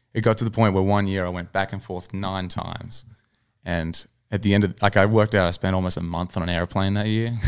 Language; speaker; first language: English; native; English